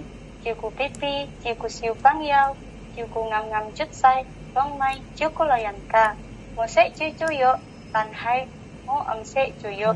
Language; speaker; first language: Cantonese; non-native, learner; Indonesian